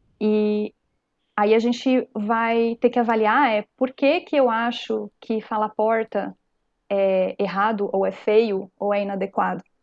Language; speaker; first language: Portuguese; native; Portuguese